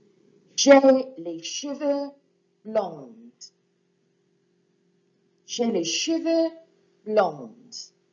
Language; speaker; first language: French; non-native, fluent; English